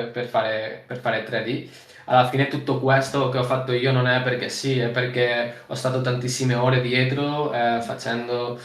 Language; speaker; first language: Italian; non-native, learner; Spanish